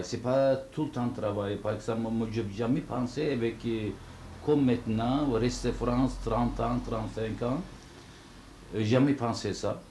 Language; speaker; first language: French; non-native, local second language; Turkish